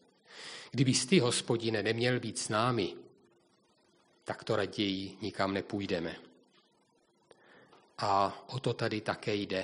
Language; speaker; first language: Czech; native; Czech